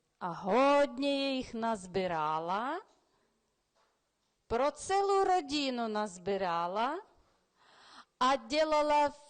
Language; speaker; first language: Czech; early bilingual, heritage; Ukrainian